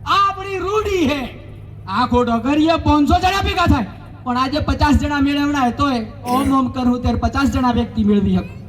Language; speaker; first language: Gujarati; non-native, local second language; Bhili